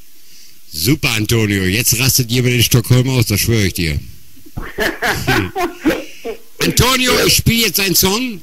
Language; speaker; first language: German; native; German